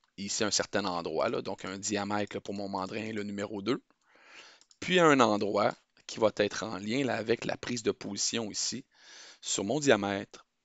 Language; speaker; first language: French; native; French